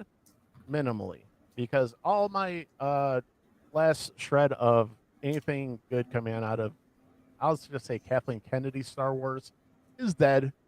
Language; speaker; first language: English; native; English